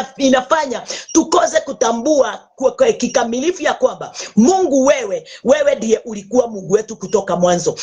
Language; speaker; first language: Swahili; non-native, local second language; Kikuyu